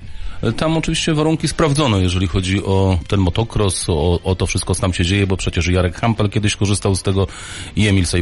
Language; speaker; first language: Polish; native; Polish